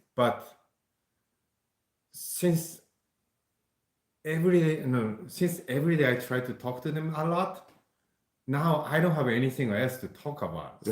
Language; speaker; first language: English; non-native, fluent; Japanese